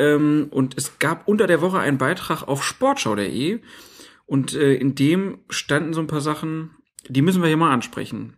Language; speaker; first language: German; native; German